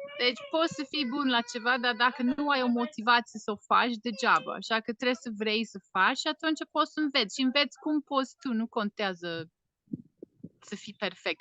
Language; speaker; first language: Romanian; non-native, fluent; English